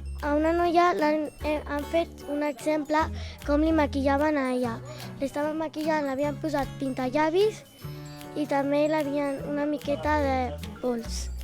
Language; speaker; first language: Catalan; non-native, local second language; Spanish